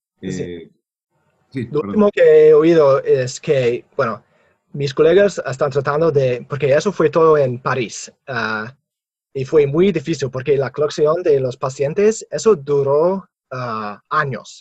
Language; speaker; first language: Spanish; non-native, fluent; English